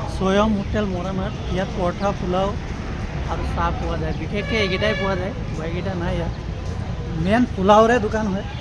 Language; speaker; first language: Assamese; non-native, local second language; Nepali